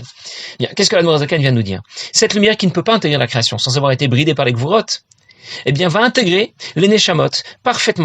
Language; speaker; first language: French; native; French